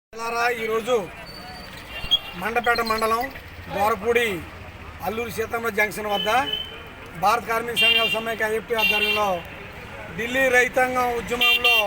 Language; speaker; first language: Telugu; native; Telugu